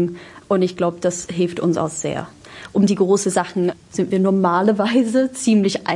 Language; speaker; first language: German; non-native, fluent; English